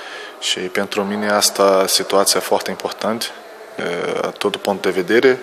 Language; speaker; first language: Romanian; non-native, learner; Portuguese